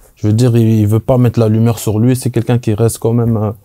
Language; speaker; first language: French; native; French